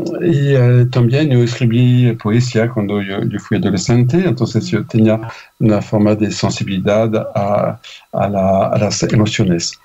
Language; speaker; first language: Spanish; non-native, fluent; French